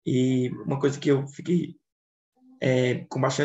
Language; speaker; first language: Portuguese; native; Portuguese